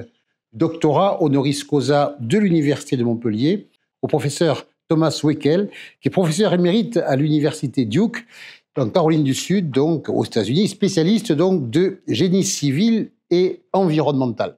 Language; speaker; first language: French; native; French